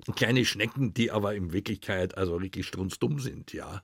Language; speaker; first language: German; native; German